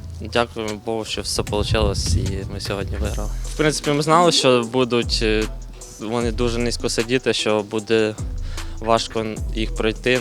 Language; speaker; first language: Ukrainian; native; Ukrainian